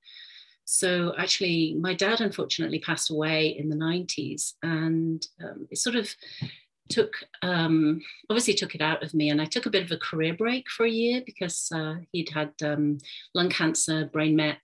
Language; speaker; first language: English; native; English